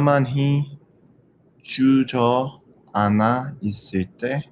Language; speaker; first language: Korean; non-native, learner; English